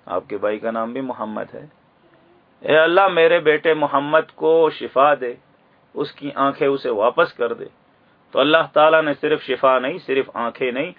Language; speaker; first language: Urdu; native; Urdu